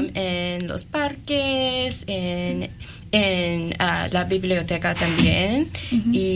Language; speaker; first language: Spanish; early bilingual, other home language; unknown